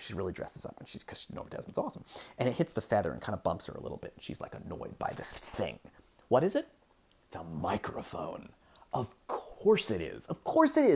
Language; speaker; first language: English; native; English